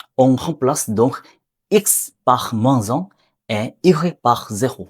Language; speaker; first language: French; non-native, learner; Korean